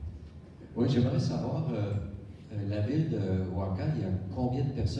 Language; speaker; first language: French; native; French